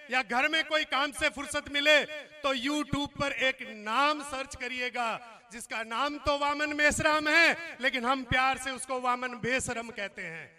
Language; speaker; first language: Hindi; non-native, local second language; Marwari